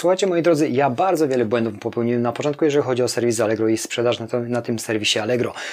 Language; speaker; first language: Polish; native; Polish